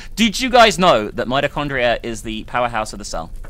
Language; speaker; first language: English; native; English